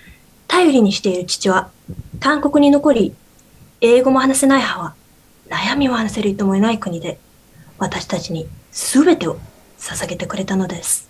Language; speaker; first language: Japanese; non-native, learner; Korean